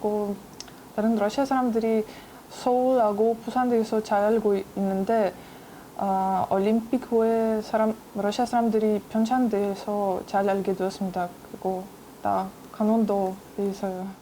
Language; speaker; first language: Korean; non-native, learner; Russian